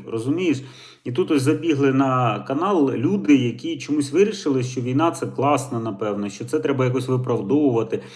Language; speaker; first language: Ukrainian; native; Ukrainian